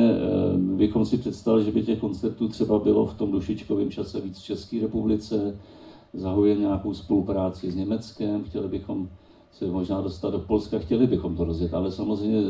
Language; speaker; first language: Czech; native; Czech